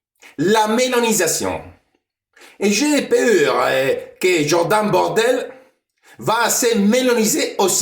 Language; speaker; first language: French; non-native, fluent; Italian